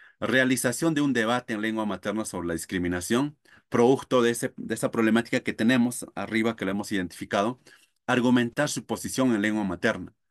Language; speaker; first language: Spanish; non-native, local second language; Quechua